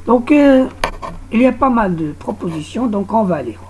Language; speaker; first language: French; non-native, local second language; Arabic